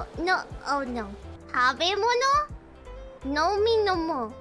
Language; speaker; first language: Japanese; non-native, learner; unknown